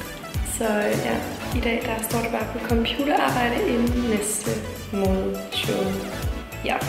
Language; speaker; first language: Danish; native; Danish